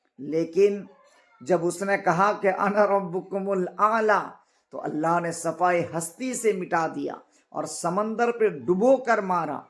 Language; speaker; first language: Urdu; native; Urdu